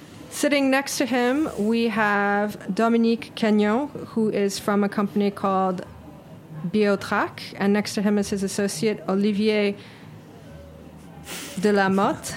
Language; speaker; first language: English; native; English